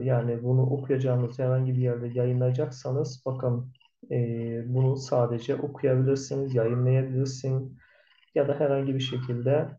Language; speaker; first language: Turkish; native; Turkish